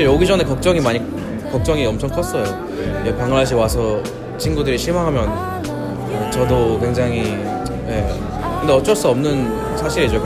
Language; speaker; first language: Korean; early bilingual, other home language; Bangla